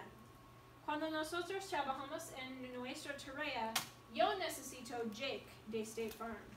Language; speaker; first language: Spanish; non-native, learner; English